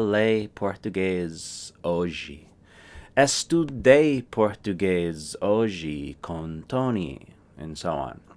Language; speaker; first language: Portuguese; non-native, fluent; English